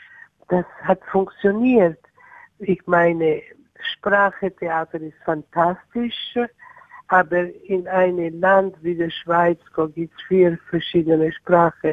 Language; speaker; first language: German; non-native, learner; Italian